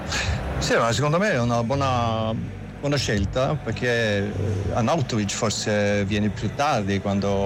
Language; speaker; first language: Italian; non-native, fluent; German